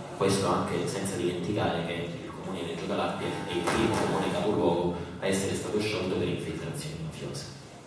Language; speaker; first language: Italian; native; Italian